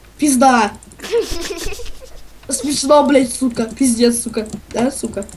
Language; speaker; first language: Russian; native; Russian